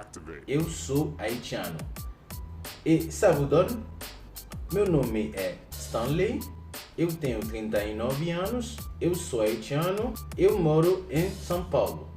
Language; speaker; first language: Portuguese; non-native, fluent; Haitian Creole